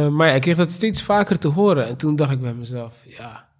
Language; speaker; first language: Dutch; native; Dutch